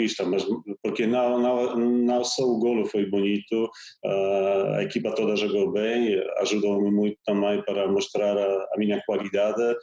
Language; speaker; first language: Portuguese; non-native, fluent; Polish